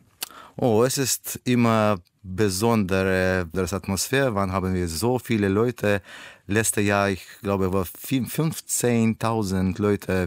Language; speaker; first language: German; non-native, learner; Russian